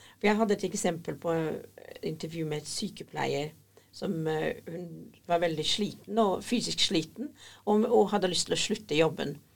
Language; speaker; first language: Norwegian; non-native, fluent; English